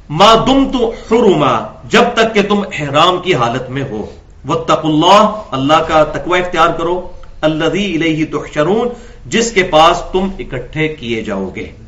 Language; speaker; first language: Urdu; non-native, local second language; Punjabi